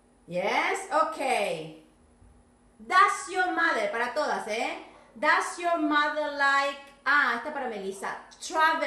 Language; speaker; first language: English; non-native, fluent; Spanish